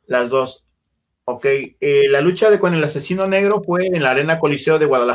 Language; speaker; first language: Spanish; native; Spanish